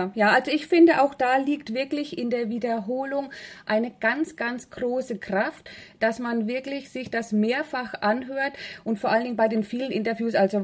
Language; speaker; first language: German; native; German